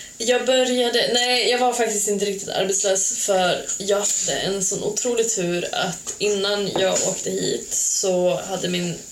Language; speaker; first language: Swedish; early bilingual, other home language; Hungarian